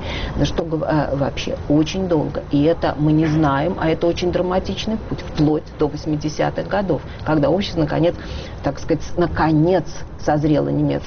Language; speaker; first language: Russian; native; Russian